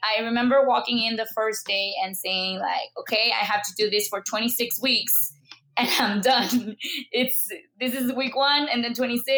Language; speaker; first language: English; non-native, fluent; Spanish